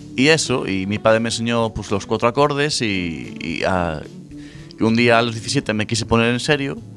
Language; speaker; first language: Spanish; native; Spanish